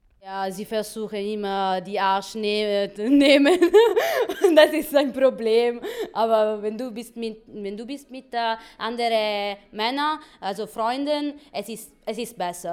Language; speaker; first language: German; non-native, learner; Italian